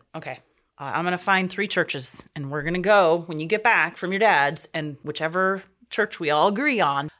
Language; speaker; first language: English; native; English